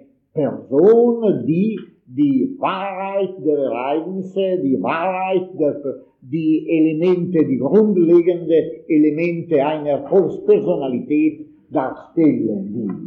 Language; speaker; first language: German; non-native, fluent; Italian